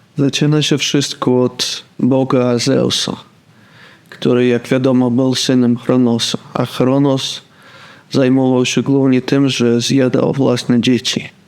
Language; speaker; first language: Polish; non-native, fluent; Russian